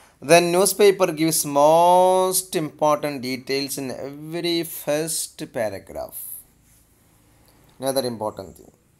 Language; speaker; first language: English; non-native, local second language; Malayalam